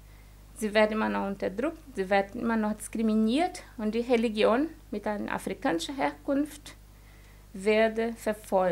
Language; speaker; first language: German; non-native, fluent; Portuguese